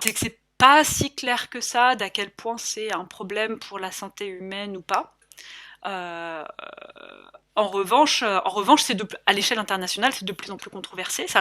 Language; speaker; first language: French; native; French